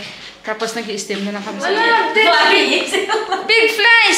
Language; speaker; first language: Filipino; native; Filipino